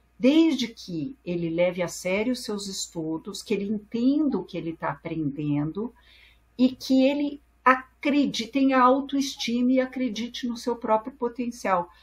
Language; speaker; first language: Portuguese; early bilingual, other home language; French